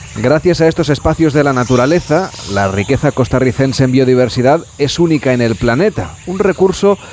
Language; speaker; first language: Spanish; native; Spanish